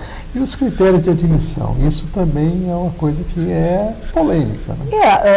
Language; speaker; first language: Portuguese; native; Portuguese